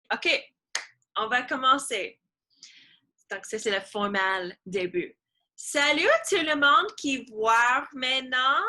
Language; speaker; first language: French; non-native, learner; English